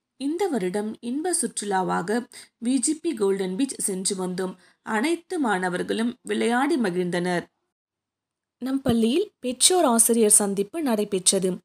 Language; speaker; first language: Tamil; native; Tamil